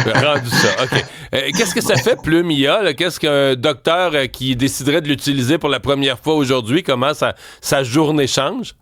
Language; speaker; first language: French; native; French